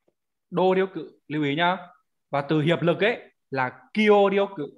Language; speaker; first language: Vietnamese; native; Vietnamese